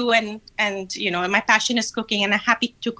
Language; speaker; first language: English; non-native, local second language; Hindi